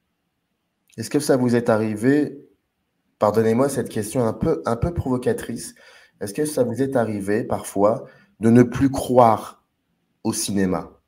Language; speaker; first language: French; native; French